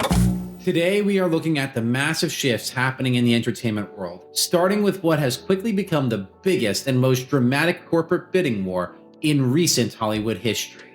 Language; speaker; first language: English; native; English